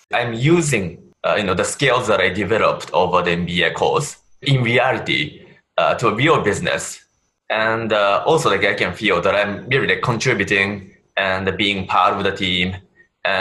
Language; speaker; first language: English; non-native, fluent; Japanese